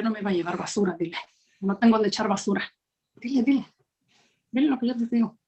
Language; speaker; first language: Spanish; native; Spanish